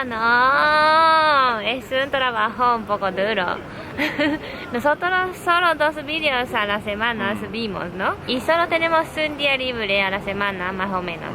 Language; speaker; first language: Spanish; non-native, fluent; Japanese